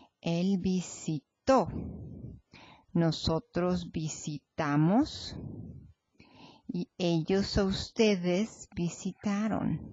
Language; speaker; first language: Spanish; non-native, fluent; English